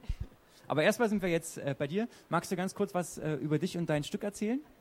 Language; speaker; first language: German; native; German